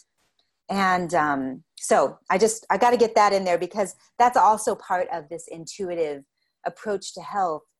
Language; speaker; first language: English; native; English